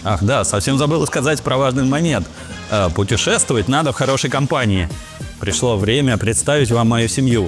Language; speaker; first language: Russian; native; Russian